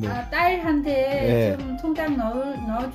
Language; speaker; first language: Korean; non-native, local second language; Vietnamese